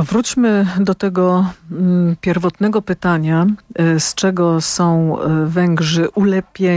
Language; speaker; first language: Polish; native; Polish